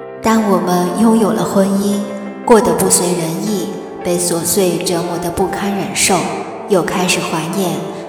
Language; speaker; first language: Chinese; native; Chinese